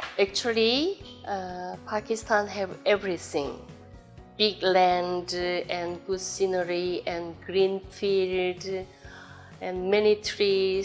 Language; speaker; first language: English; non-native, learner; Korean